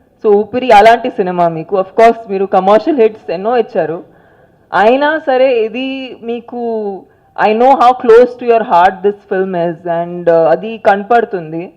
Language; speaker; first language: Telugu; non-native, fluent; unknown